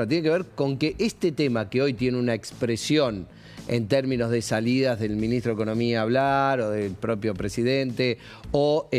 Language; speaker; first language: Spanish; native; Spanish